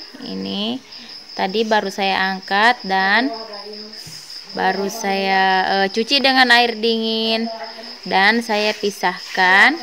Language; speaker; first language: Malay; non-native, local second language; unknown